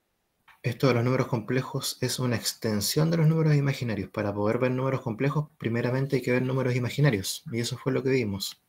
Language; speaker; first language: Spanish; native; Spanish